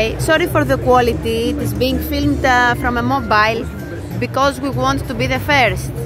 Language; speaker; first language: English; non-native, fluent; Greek